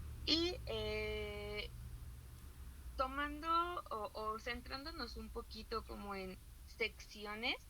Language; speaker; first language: Spanish; native; Spanish